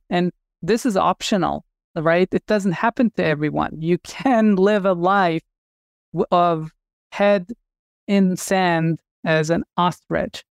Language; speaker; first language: English; non-native, fluent; Turkish